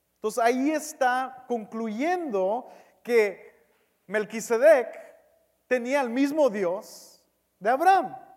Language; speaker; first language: Spanish; early bilingual, heritage; Spanish